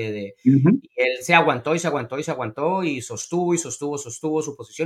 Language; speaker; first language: Spanish; native; Spanish